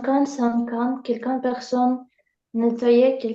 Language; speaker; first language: French; non-native, learner; Russian